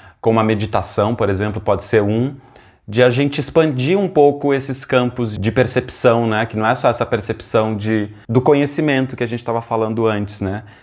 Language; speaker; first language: Portuguese; native; Portuguese